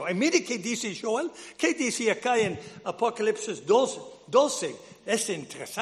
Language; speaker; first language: Spanish; non-native, fluent; English